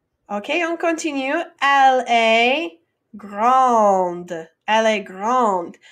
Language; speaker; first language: French; non-native, fluent; English